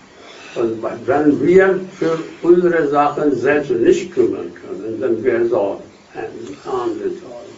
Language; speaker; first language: German; non-native, fluent; Hindi